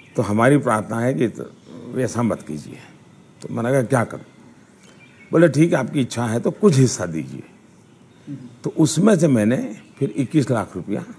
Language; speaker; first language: Hindi; non-native, local second language; Gujarati